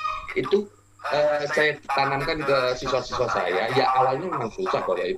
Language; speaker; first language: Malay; non-native, local second language; Javanese